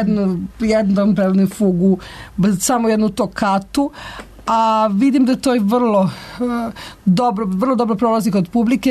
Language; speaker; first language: Serbian; native; Serbian